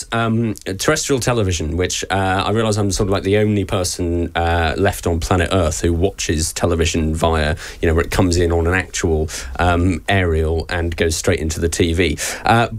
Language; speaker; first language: English; native; English